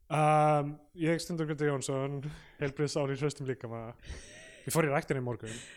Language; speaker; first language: Icelandic; native; Icelandic